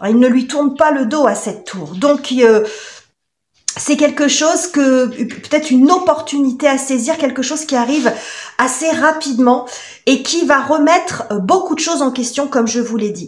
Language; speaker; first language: French; native; French